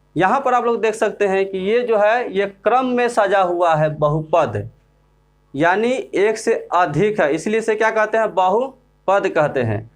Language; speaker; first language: Hindi; native; Hindi